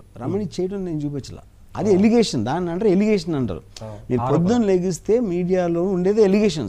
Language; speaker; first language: Telugu; native; Telugu